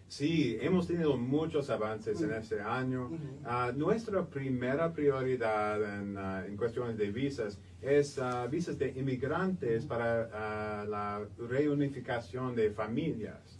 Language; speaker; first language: Spanish; non-native, fluent; English